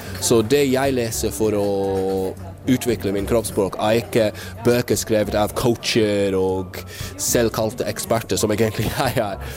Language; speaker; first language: Norwegian; non-native, fluent; English